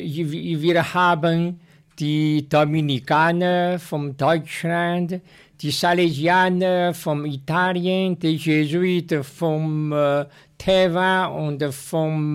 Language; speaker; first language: German; non-native, learner; Chinese